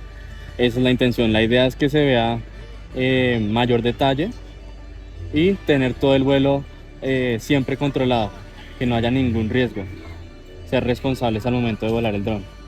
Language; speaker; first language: Spanish; native; Spanish